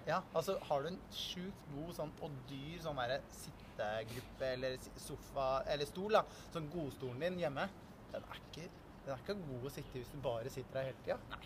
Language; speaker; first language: Norwegian; native; Norwegian